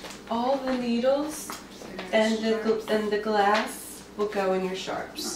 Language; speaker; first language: English; non-native, fluent; Russian